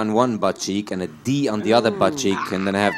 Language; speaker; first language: English; early bilingual, other home language; Yiddish